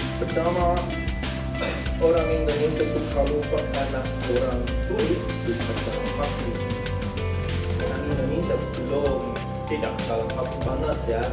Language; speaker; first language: Indonesian; non-native, learner; English